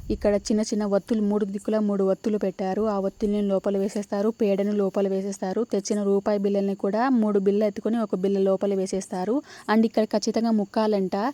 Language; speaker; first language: Telugu; non-native, local second language; Lambadi